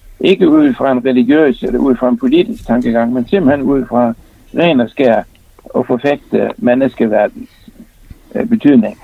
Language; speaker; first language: Danish; native; Danish